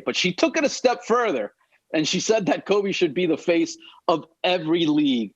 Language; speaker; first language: English; native; English